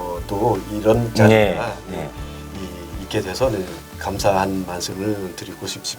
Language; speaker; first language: Korean; non-native, learner; Lao